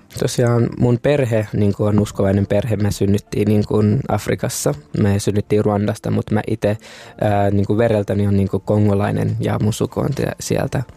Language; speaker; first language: Finnish; early bilingual, other home language; Kinyarwanda